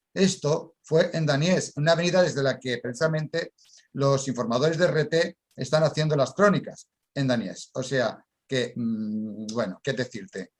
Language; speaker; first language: Spanish; native; Spanish